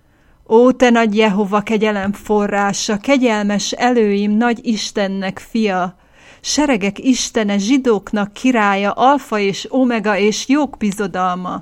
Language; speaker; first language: Hungarian; native; Hungarian